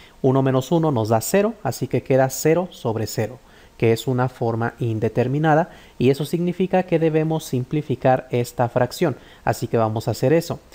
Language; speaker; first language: Spanish; native; Spanish